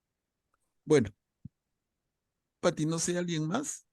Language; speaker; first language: Spanish; native; Spanish